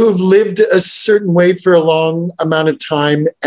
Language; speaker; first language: English; native; English